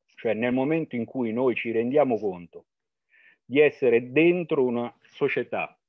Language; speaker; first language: Italian; native; Italian